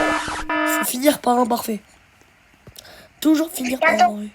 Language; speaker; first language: French; native; French